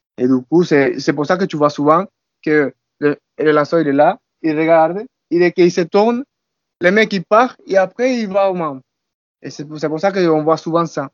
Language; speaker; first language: French; non-native, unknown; Spanish